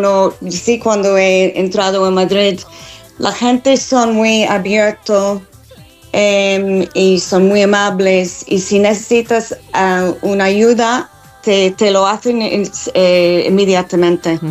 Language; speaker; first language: Spanish; non-native, learner; English